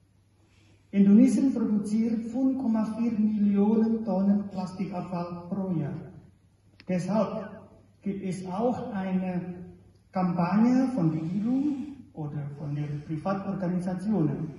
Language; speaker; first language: German; non-native, fluent; Indonesian